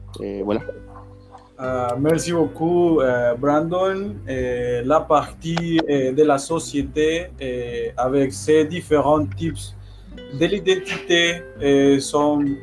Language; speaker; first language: French; non-native, learner; Spanish